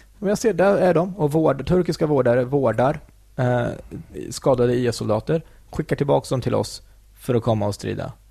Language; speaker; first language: Swedish; early bilingual, other home language; Kurdish